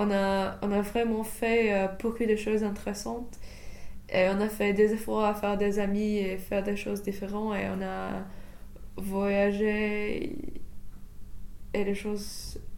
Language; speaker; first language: French; non-native, fluent; English